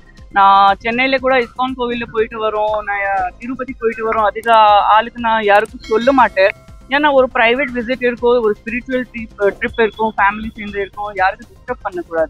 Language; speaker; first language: Tamil; non-native, fluent; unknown